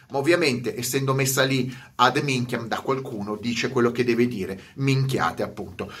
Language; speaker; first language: Italian; native; Italian